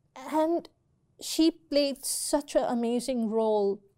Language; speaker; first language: English; non-native, local second language; Urdu